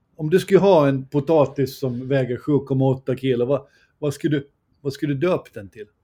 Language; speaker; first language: Swedish; native; Swedish